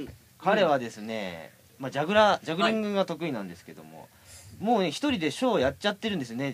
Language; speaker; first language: Japanese; native; Japanese